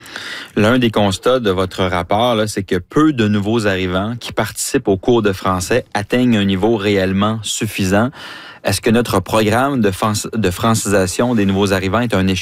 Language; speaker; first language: French; native; French